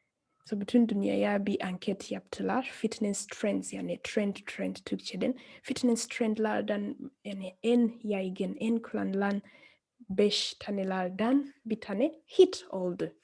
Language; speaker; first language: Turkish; non-native, fluent; English